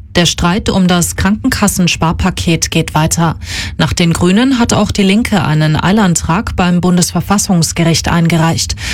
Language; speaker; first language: German; native; German